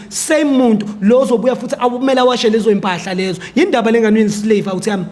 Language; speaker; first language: Zulu; native; Zulu